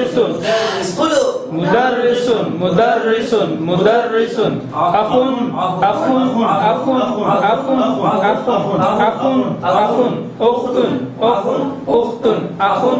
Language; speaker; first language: Arabic; non-native, learner; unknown